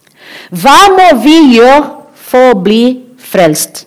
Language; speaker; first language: Norwegian; non-native, learner; Portuguese